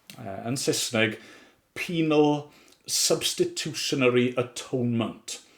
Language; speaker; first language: Welsh; native; Welsh